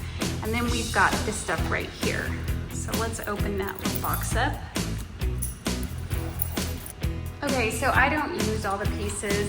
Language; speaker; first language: English; native; English